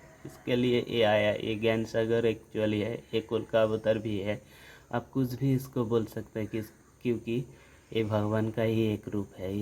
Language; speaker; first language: Hindi; non-native, local second language; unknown